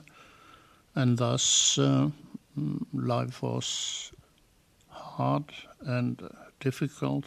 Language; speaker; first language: English; non-native, fluent; German